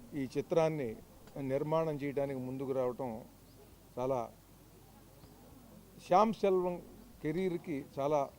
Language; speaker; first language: Telugu; native; Telugu